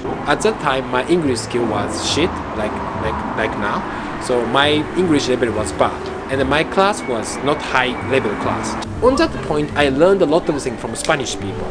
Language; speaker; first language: English; non-native, fluent; Japanese